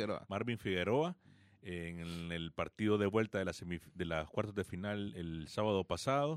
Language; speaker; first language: Spanish; native; Spanish